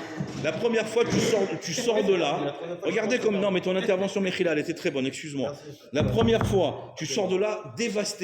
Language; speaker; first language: French; native; French